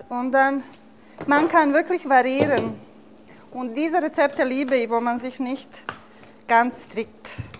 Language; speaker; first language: German; non-native, fluent; Serbian